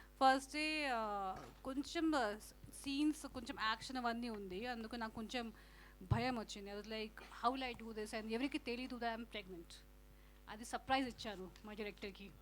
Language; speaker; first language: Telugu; non-native, learner; Hindi